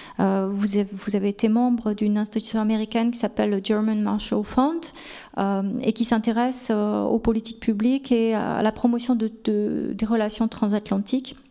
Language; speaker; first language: French; native; French